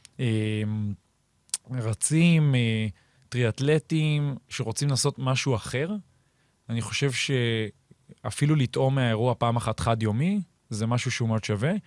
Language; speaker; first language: Hebrew; native; Hebrew